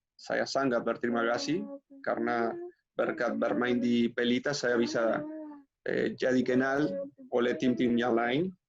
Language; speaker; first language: Indonesian; non-native, fluent; Spanish